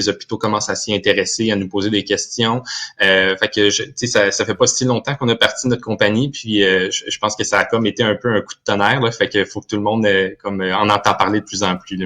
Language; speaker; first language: French; native; French